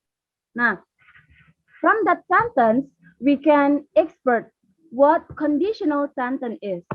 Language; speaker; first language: English; non-native, learner; Indonesian